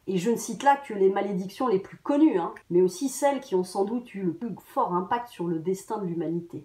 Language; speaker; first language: French; native; French